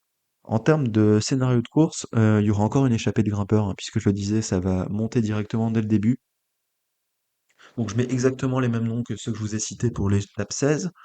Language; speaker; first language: French; native; French